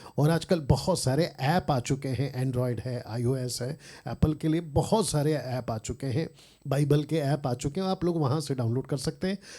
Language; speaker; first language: Hindi; native; Hindi